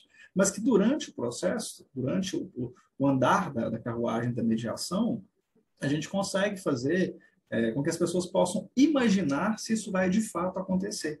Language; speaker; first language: Portuguese; native; Portuguese